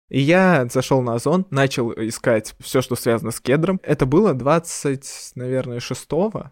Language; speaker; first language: Russian; native; Russian